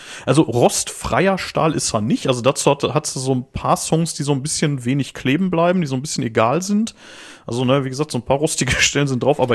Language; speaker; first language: German; native; German